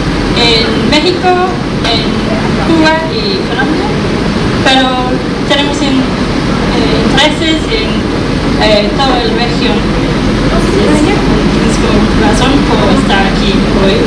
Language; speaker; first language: Spanish; non-native, fluent; English